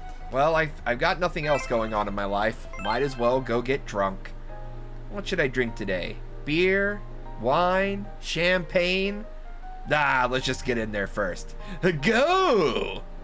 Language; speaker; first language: English; native; English